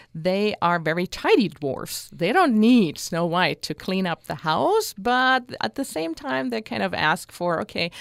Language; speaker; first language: English; non-native, fluent; German